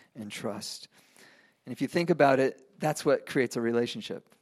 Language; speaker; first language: English; non-native, fluent; Spanish